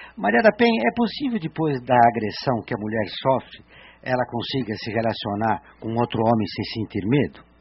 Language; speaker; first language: Portuguese; native; Portuguese